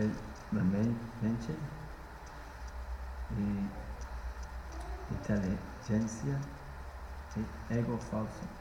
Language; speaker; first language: Portuguese; non-native, learner; English